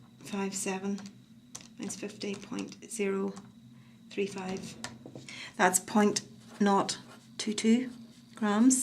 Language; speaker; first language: English; native; English